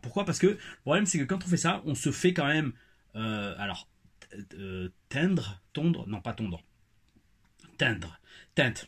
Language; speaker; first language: French; native; French